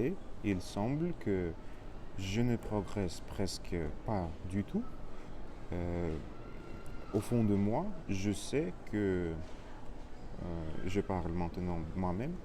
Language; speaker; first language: French; non-native, learner; Russian